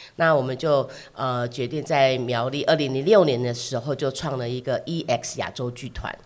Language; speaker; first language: Chinese; native; Chinese